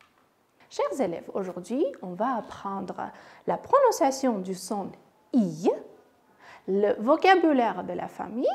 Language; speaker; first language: French; non-native, fluent; Armenian